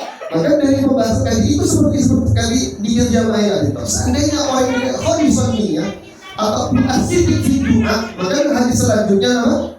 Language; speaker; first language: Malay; non-native, local second language; Javanese